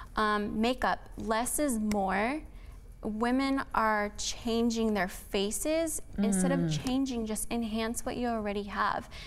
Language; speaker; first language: English; native; English